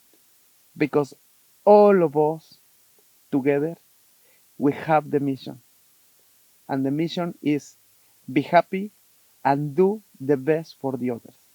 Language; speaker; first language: English; non-native, learner; Spanish